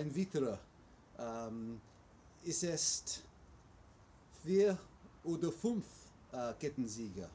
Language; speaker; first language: German; non-native, learner; English